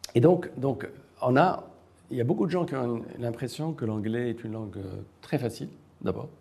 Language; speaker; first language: French; non-native, local second language; Arabic